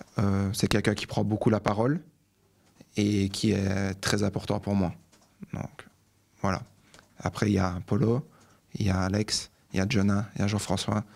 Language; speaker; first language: French; native; French